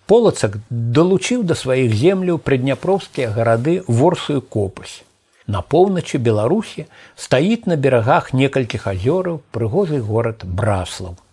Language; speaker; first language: Belarusian; native; Belarusian